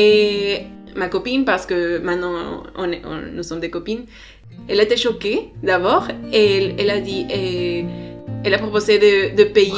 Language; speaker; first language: French; non-native, learner; Spanish